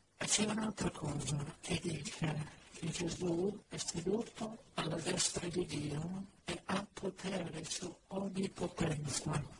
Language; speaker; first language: Italian; non-native, fluent; English